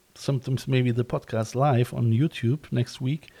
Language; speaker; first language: English; non-native, fluent; German